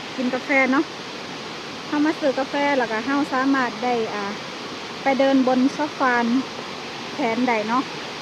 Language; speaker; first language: Thai; native; Thai